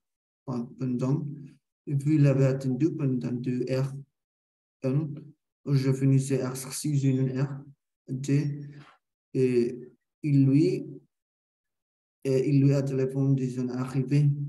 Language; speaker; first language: French; non-native, learner; Spanish